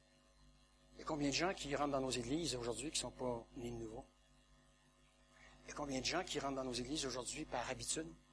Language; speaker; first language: French; native; French